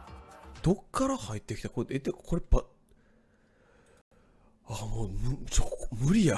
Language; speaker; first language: Japanese; native; Japanese